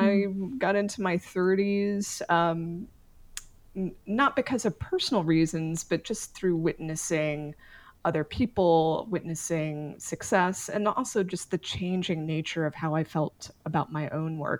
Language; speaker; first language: English; native; English